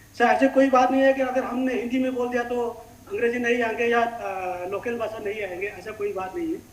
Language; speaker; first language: Hindi; non-native, local second language; Manipuri